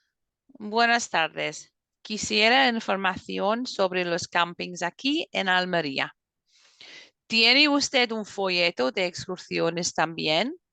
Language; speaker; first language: Spanish; non-native, fluent; English